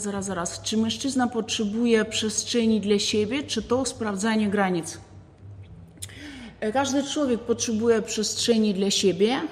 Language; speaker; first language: Polish; non-native, fluent; Ukrainian